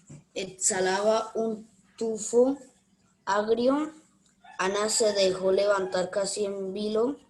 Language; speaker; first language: Spanish; native; Spanish